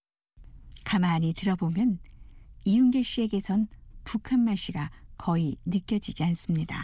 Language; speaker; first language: Korean; native; Korean